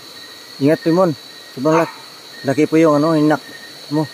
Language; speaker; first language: Filipino; native; Filipino